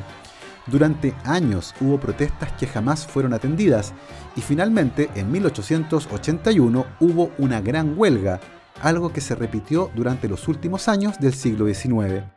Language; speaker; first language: Spanish; native; Spanish